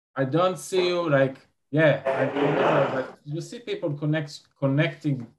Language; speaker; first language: English; non-native, fluent; Hebrew